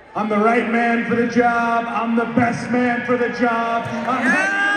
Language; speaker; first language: English; native; English